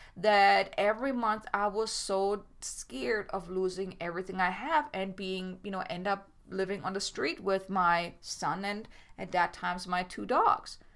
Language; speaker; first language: English; non-native, fluent; German